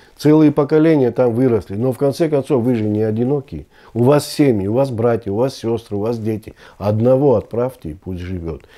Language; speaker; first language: Russian; non-native, local second language; Abkhazian